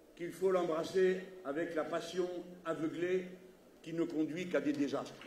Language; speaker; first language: French; native; French